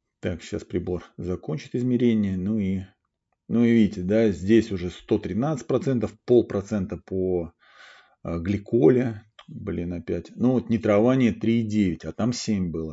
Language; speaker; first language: Russian; native; Russian